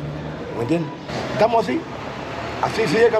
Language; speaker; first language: Spanish; native; Spanish